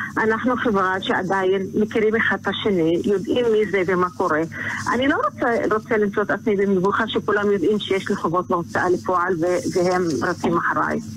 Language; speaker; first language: Hebrew; non-native, local second language; Arabic